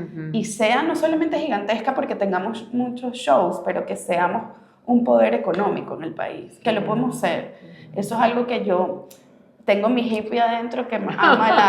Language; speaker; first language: Spanish; native; Spanish